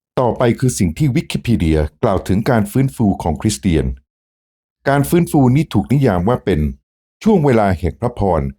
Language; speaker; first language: Thai; native; Thai